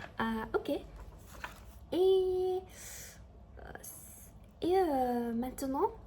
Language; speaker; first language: French; non-native, learner; Chinese